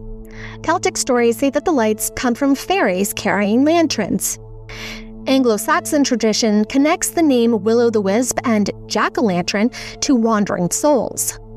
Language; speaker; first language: English; native; English